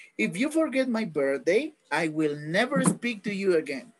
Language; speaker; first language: English; non-native, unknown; Spanish